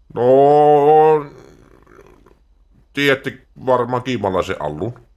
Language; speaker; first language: Finnish; native; Finnish